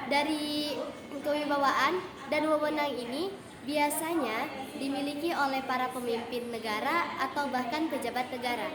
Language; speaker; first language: Indonesian; native; Indonesian